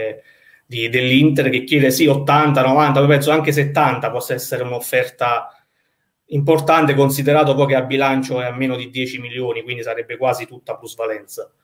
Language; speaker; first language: Italian; native; Italian